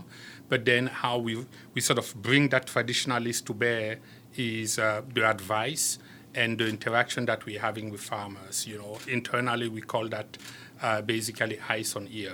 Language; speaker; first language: English; non-native, local second language; French